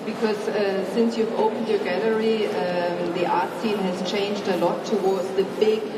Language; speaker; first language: English; non-native, fluent; German